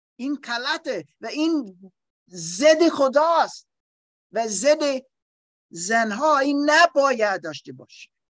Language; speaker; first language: Persian; non-native, learner; German